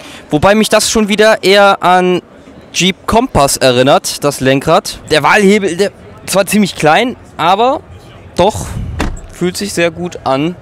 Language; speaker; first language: German; native; German